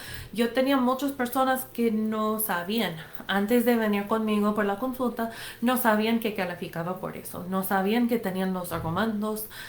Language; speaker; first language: Spanish; non-native, fluent; English